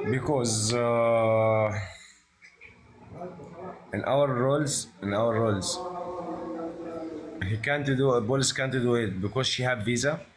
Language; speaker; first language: English; non-native, learner; Arabic